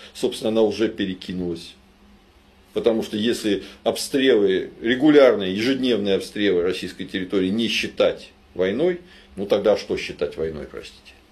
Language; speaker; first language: Russian; native; Russian